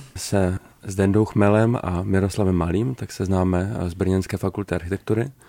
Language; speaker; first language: Czech; native; Czech